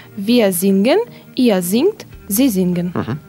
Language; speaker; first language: German; non-native, learner; Russian